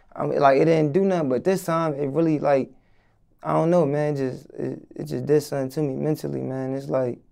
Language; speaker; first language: English; native; English